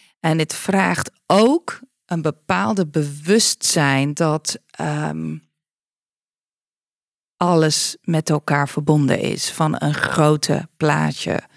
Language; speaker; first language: Dutch; non-native, fluent; English